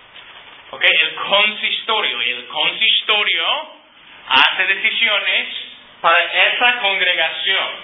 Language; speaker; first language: Spanish; non-native, fluent; English